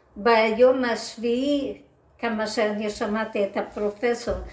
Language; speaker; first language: Hebrew; non-native, fluent; Ukrainian